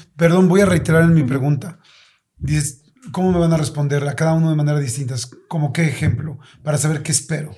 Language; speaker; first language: Spanish; native; Spanish